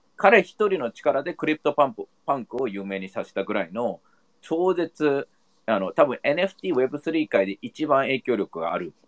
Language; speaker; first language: Japanese; non-native, fluent; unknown